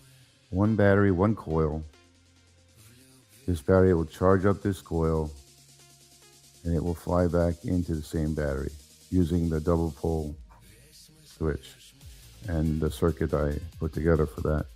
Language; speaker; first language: English; native; English